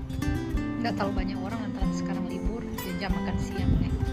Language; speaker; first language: Indonesian; non-native, local second language; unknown